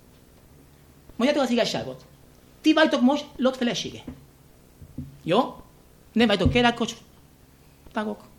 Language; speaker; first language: Hungarian; non-native, fluent; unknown